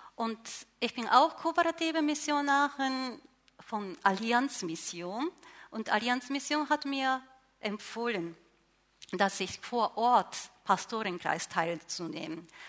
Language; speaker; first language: German; non-native, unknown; Japanese